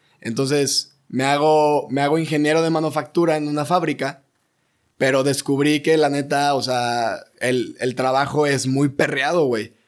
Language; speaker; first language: Spanish; native; Spanish